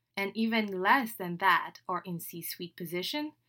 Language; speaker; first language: English; non-native, fluent; French